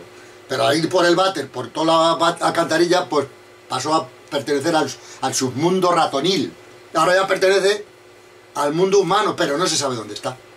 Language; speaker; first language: Spanish; native; Spanish